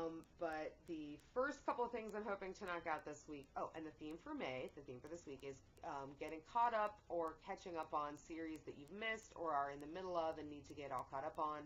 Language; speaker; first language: English; native; English